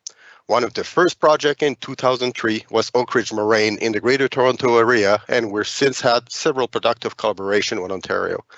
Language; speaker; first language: English; non-native, fluent; French